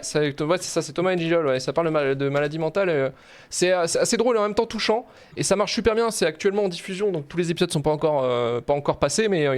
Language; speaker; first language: French; native; French